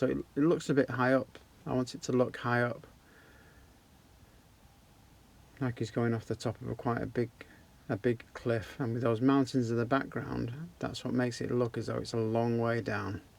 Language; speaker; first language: English; native; English